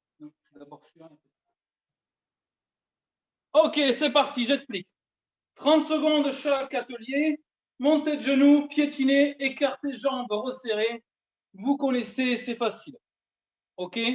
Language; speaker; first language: French; native; French